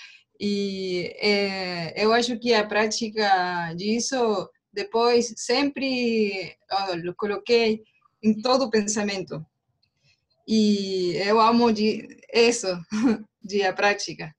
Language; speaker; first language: Portuguese; non-native, learner; Spanish